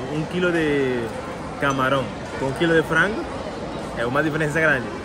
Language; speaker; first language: Portuguese; non-native, fluent; Spanish